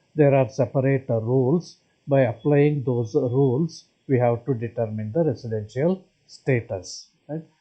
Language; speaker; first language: English; non-native, local second language; Kannada